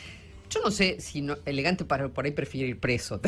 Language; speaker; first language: Spanish; native; Spanish